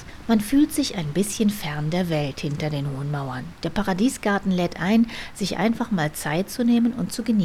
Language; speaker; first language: German; native; German